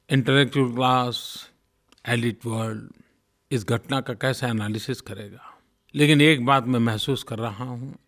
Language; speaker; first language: Hindi; non-native, local second language; Gujarati